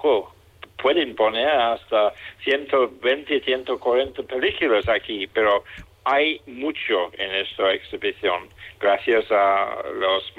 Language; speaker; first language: Spanish; non-native, fluent; English